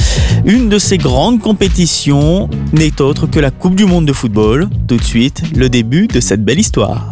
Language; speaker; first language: French; native; French